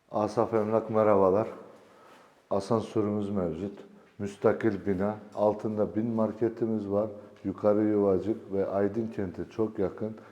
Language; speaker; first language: Turkish; native; Turkish